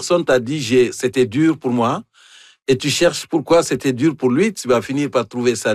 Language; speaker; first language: French; native; French